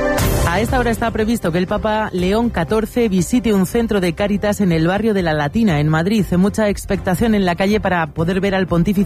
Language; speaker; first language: Spanish; native; Spanish